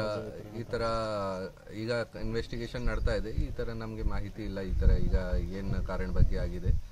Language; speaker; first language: Kannada; non-native, learner; Hindi